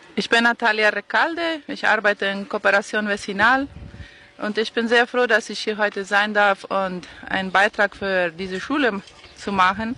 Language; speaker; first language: German; non-native, fluent; Spanish